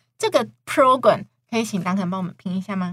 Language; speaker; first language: Chinese; native; Chinese